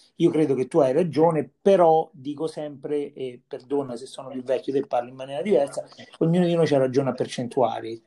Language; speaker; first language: Italian; native; Italian